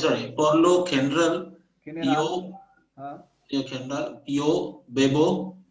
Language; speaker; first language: Spanish; non-native, learner; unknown